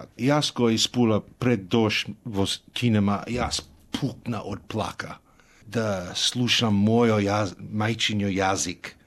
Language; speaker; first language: Macedonian; early bilingual, heritage; Macedonian